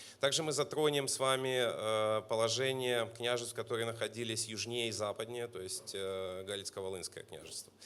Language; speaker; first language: Russian; native; Russian